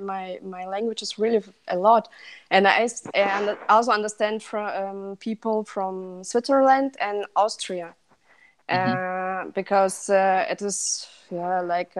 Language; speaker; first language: English; non-native, learner; Russian